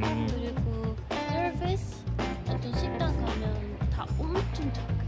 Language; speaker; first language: Korean; non-native, learner; Dutch